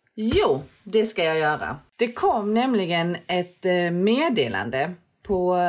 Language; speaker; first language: Swedish; early bilingual, other home language; Korean